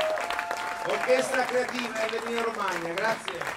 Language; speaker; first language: Italian; native; Italian